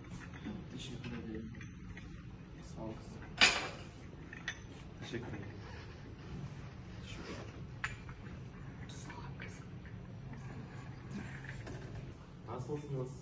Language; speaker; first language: Turkish; non-native, learner; Kazakh